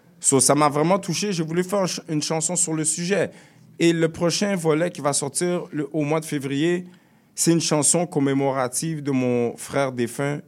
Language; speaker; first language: French; early bilingual, other home language; Haitian Creole